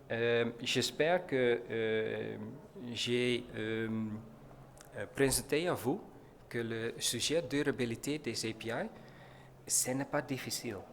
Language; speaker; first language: French; non-native, learner; Dutch